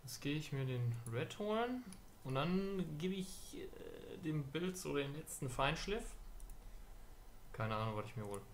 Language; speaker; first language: German; native; German